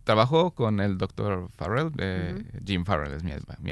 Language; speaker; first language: Spanish; native; Spanish